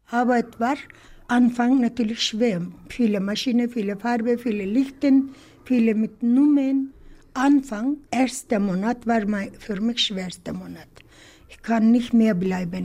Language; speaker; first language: German; non-native, learner; Turkish